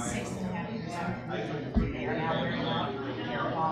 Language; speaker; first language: English; native; English